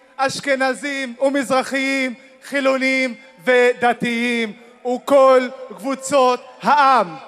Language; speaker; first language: Hebrew; non-native, local second language; Arabic